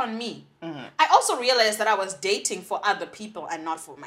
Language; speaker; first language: English; non-native, local second language; Shona